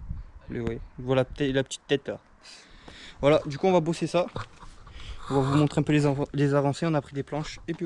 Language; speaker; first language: French; native; French